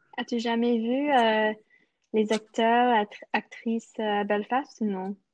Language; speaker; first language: French; non-native, local second language; English